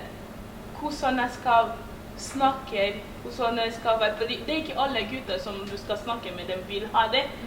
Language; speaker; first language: Norwegian; non-native, learner; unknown